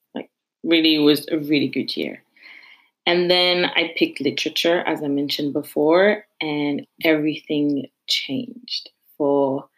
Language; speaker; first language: English; non-native, fluent; French